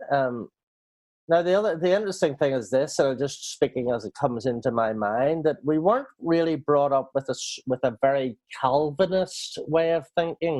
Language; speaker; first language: English; native; English